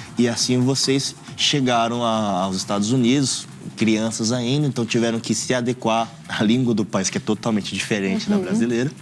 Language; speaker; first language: Portuguese; native; Portuguese